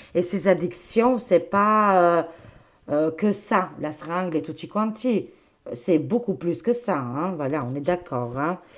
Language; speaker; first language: French; non-native, fluent; Albanian